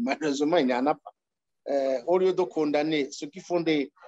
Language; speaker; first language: French; non-native, local second language; Rundi